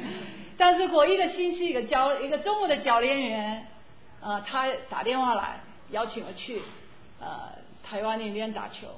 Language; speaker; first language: Chinese; non-native, fluent; English